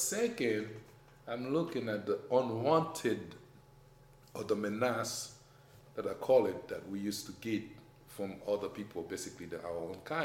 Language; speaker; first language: English; non-native, fluent; Haitian Creole